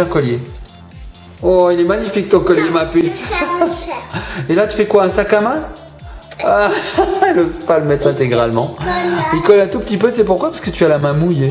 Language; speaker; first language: French; native; French